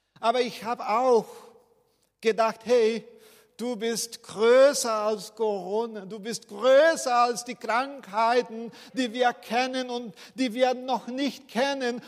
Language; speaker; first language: German; non-native, fluent; Portuguese